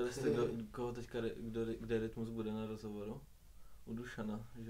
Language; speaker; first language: Czech; native; Czech